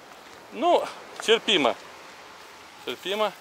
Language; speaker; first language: Russian; native; Russian